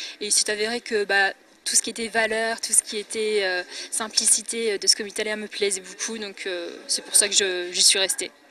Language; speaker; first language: French; native; French